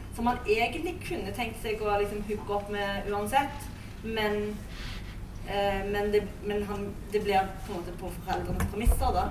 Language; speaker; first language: Norwegian; early bilingual, other home language; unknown